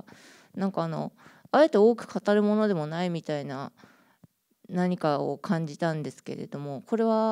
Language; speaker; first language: Japanese; native; Japanese